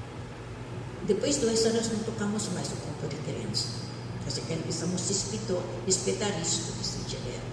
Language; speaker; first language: Portuguese; non-native, fluent; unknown